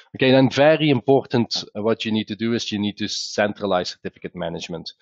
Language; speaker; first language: English; non-native, fluent; Dutch